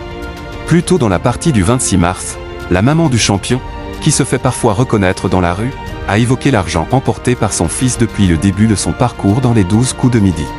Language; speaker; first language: French; native; French